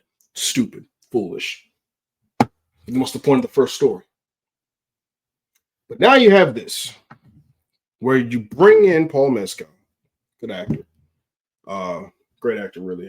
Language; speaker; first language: English; native; English